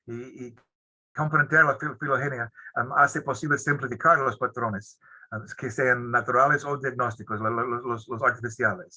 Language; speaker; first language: Spanish; non-native, fluent; English